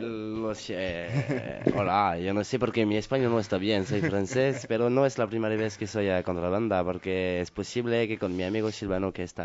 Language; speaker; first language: Spanish; non-native, learner; French